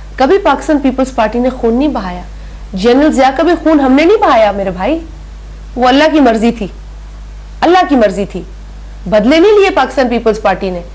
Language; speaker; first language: Urdu; non-native, local second language; Sindhi